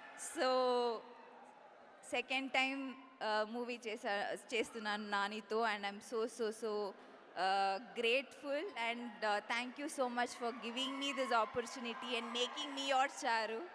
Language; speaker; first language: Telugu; non-native, learner; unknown